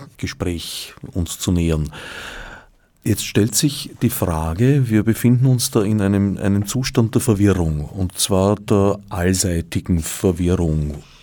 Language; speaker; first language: German; native; German